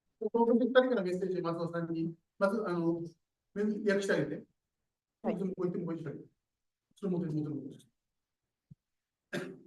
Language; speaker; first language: Japanese; native; Japanese